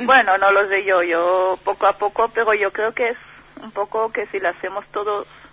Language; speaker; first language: Spanish; non-native, fluent; Hebrew